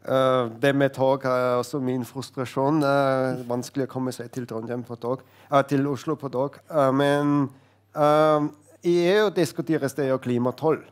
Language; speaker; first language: Norwegian; non-native, fluent; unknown